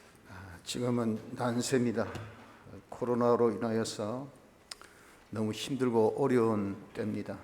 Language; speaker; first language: Korean; native; Korean